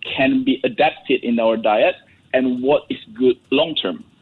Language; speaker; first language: English; non-native, fluent; Indonesian